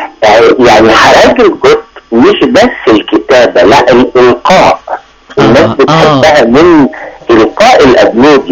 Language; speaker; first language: Arabic; native; Arabic